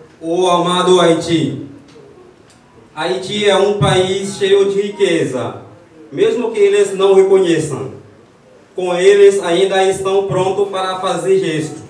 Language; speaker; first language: Portuguese; non-native, learner; Haitian Creole